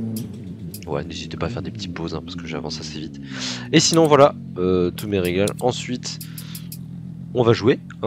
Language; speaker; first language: French; native; French